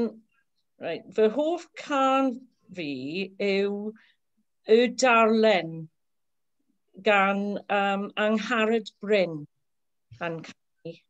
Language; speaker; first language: Welsh; non-native, learner; English